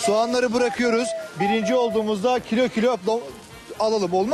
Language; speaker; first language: Turkish; native; Turkish